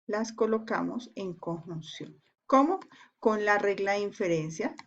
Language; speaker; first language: Spanish; native; Spanish